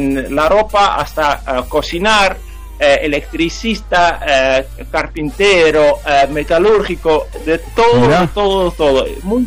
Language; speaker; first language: Spanish; non-native, fluent; Dutch